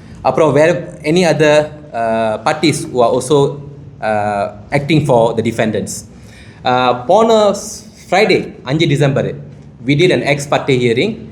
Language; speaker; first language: English; non-native, local second language; Tamil